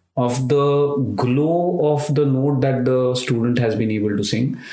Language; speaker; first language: English; non-native, local second language; Marathi